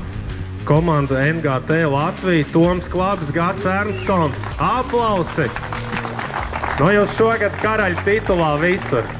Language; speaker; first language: Latvian; native; Latvian